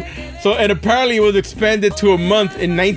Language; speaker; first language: English; early bilingual, other home language; Spanish